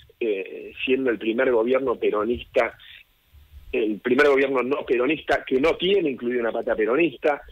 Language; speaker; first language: Spanish; native; Spanish